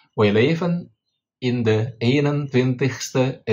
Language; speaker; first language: Dutch; non-native, fluent; Indonesian